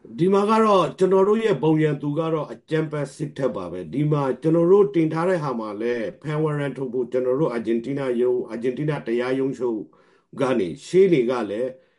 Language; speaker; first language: Burmese; non-native, local second language; Rohingya